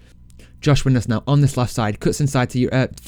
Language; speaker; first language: English; native; English